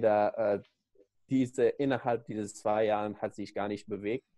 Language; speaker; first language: German; non-native, learner; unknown